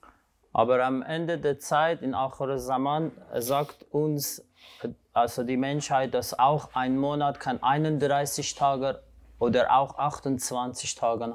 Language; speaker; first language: German; non-native, fluent; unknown